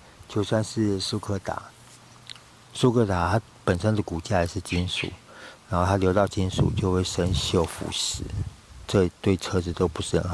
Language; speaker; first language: Chinese; native; Chinese